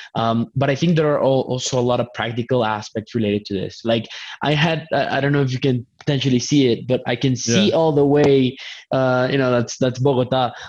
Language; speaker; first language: English; non-native, fluent; Spanish